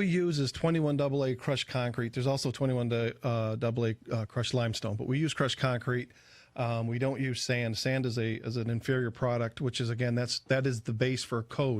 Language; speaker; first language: English; native; English